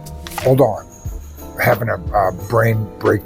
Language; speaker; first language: English; native; English